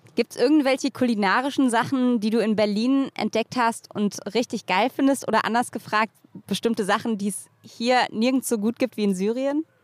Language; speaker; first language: German; native; German